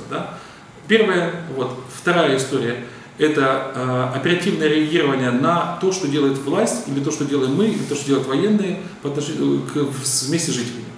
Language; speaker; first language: Russian; native; Russian